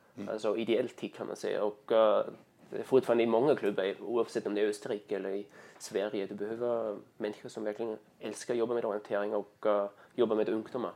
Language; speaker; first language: Swedish; non-native, fluent; German